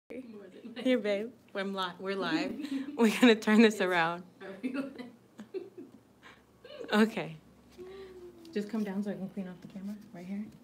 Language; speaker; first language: English; native; English